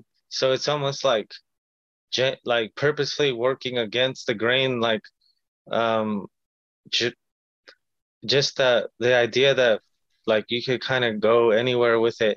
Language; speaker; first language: English; early bilingual, other home language; Spanish